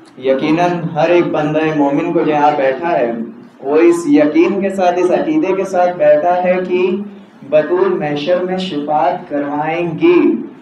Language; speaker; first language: Urdu; native; Urdu